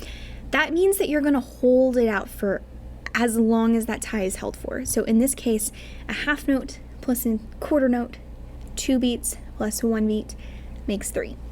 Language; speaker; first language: English; native; English